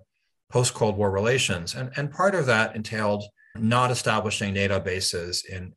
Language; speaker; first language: English; native; English